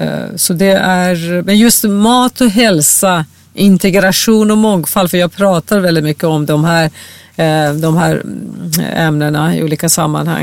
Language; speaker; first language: Swedish; non-native, fluent; Persian